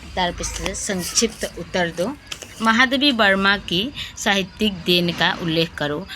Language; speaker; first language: Hindi; non-native, local second language; Assamese